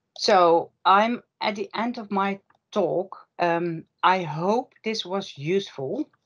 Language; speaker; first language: English; non-native, fluent; Dutch